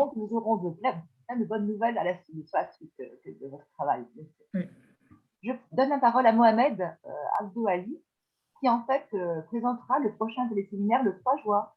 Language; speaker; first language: French; native; French